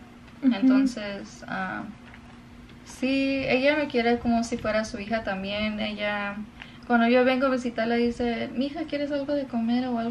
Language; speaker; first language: Spanish; early bilingual, other home language; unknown